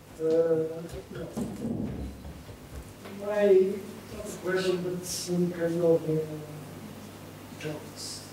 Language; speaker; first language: English; non-native, learner; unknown